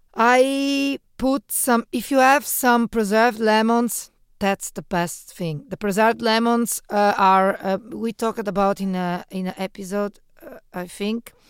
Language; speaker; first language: English; non-native, fluent; Italian